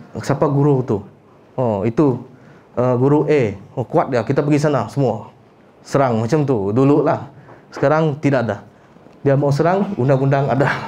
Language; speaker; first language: Malay; non-native, local second language; Iban